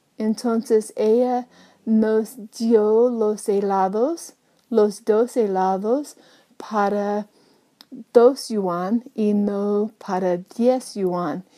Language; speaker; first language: Spanish; non-native, learner; English